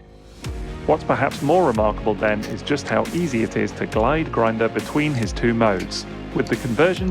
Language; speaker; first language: English; native; English